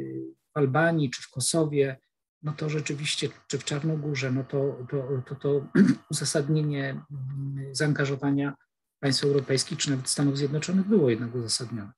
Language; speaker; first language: Polish; native; Polish